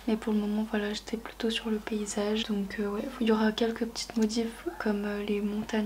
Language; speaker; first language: French; native; French